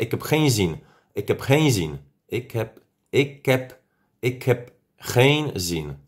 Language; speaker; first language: Dutch; non-native, fluent; Polish